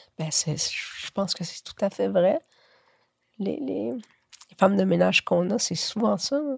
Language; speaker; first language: French; early bilingual, other home language; Spanish